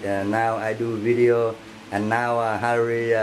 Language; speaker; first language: English; non-native, learner; Vietnamese